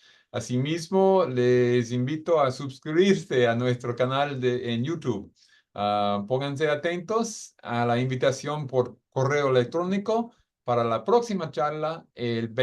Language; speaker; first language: Spanish; non-native, fluent; English